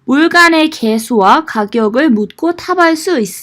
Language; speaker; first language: Korean; non-native, fluent; Persian